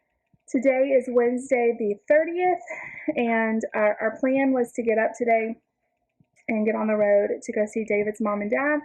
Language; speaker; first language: English; native; English